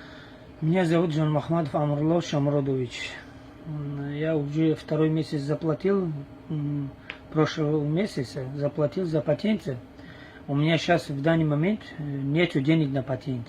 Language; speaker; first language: Russian; non-native, learner; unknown